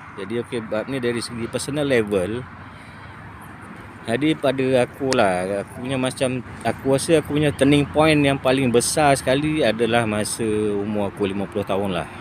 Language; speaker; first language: Malay; native; Malay